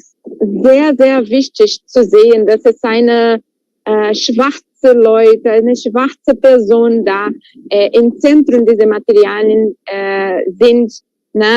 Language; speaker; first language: German; non-native, fluent; Portuguese